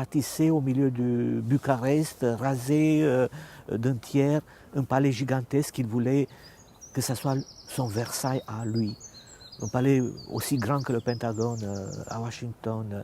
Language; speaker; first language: French; non-native, fluent; Romanian